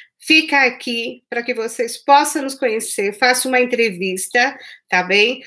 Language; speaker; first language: Portuguese; native; Portuguese